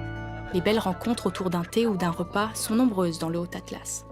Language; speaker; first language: French; native; French